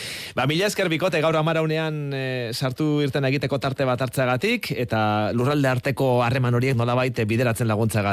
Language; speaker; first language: Basque; native; Basque